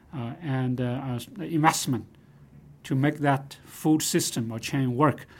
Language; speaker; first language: English; non-native, fluent; Chinese